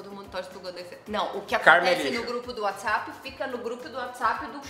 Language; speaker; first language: Portuguese; native; Portuguese